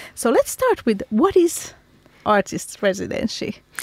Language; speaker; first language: English; non-native, fluent; Finnish